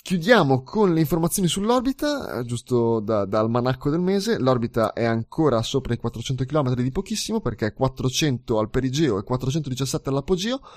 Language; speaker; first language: Italian; native; Italian